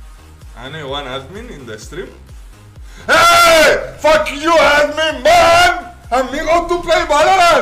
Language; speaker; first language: English; non-native, learner; Spanish